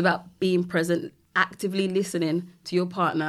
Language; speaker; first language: English; native; English